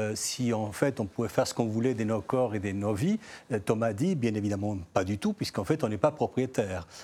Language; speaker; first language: French; non-native, fluent; Spanish